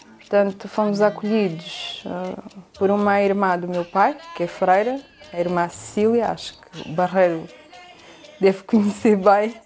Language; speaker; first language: Portuguese; native; Portuguese